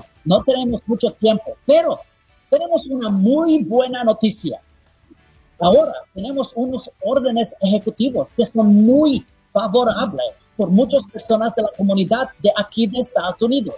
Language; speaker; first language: Spanish; non-native, fluent; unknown